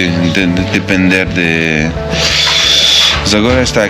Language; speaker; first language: Spanish; non-native, learner; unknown